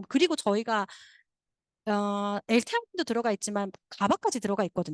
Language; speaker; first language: Korean; native; Korean